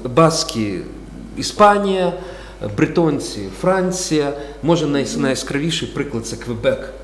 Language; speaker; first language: Ukrainian; non-native, local second language; Russian